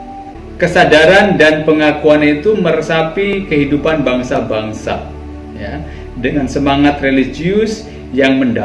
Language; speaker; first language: Indonesian; native; Indonesian